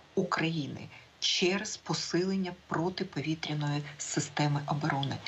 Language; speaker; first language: Ukrainian; native; Ukrainian